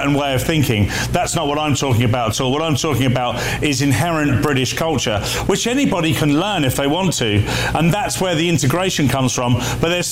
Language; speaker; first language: English; native; English